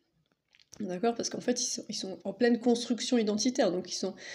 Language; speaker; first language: French; native; French